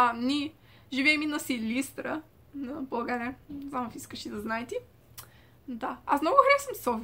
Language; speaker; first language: Bulgarian; early bilingual, heritage; Bulgarian